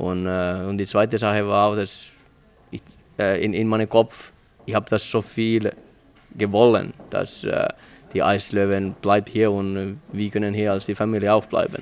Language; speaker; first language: German; non-native, learner; Finnish